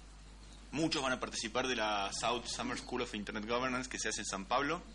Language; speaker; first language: Spanish; native; Spanish